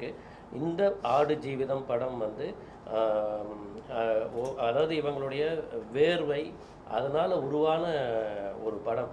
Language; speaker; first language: Tamil; native; Tamil